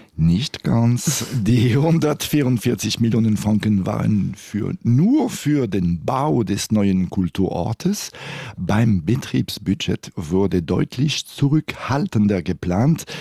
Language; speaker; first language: German; non-native, local second language; French